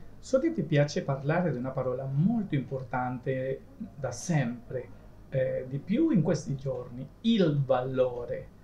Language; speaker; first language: Italian; non-native, fluent; Spanish